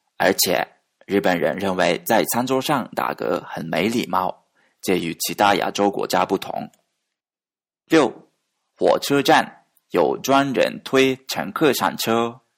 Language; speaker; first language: Chinese; non-native, fluent; Japanese